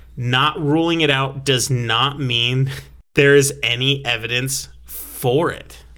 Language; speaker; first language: English; native; English